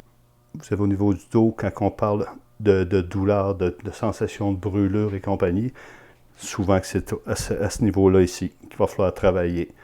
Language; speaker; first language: French; native; French